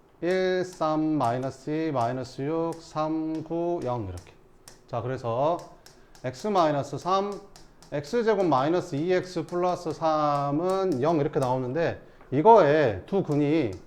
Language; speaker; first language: Korean; native; Korean